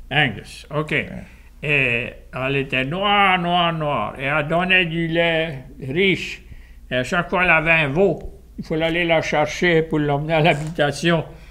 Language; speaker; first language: French; early bilingual, heritage; French